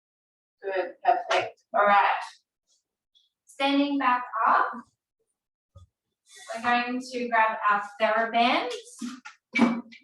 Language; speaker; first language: English; native; English